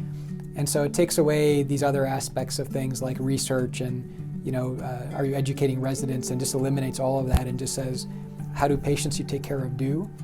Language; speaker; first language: English; native; English